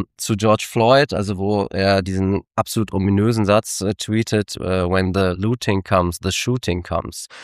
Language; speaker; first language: German; native; German